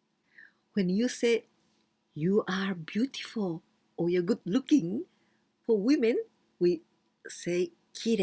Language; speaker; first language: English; non-native, fluent; Japanese